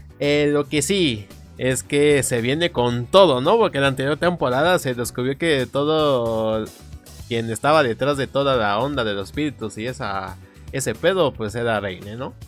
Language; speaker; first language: Spanish; native; Spanish